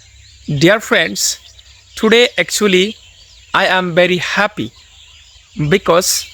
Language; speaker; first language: English; non-native, learner; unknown